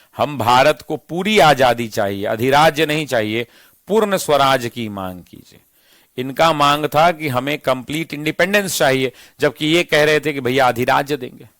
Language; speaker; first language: Hindi; native; Hindi